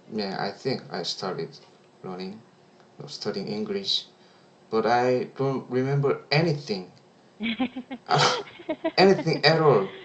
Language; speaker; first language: English; non-native, learner; Korean